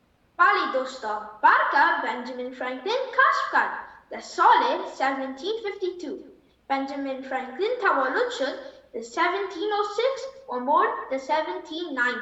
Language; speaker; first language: Persian; early bilingual, heritage; Persian